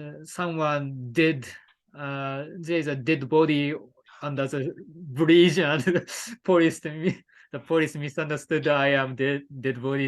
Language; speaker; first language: English; non-native, learner; Japanese